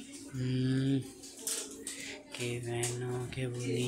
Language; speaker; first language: Spanish; non-native, learner; Hindi